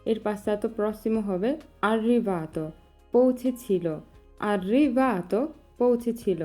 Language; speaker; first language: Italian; non-native, fluent; Bangla